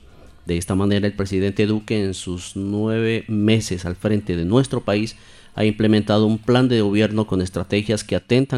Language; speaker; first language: Spanish; native; Spanish